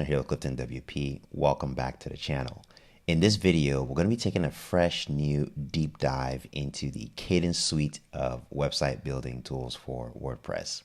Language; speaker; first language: English; native; English